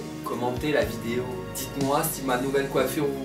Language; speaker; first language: French; native; French